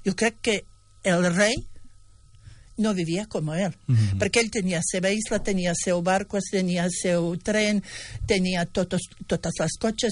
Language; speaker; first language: Catalan; non-native, fluent; Bosnian